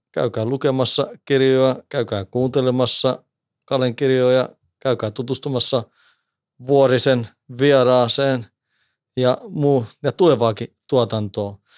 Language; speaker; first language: Finnish; early bilingual, heritage; Finnish